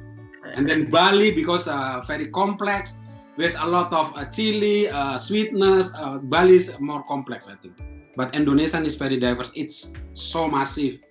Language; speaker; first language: English; non-native, fluent; Indonesian